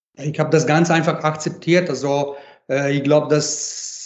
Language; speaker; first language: German; non-native, fluent; Hungarian